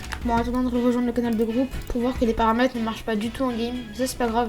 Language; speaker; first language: French; native; French